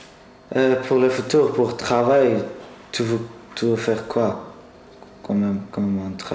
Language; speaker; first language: French; non-native, learner; Persian